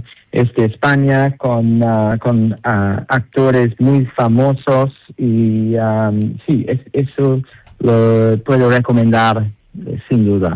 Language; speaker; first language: Spanish; non-native, learner; Italian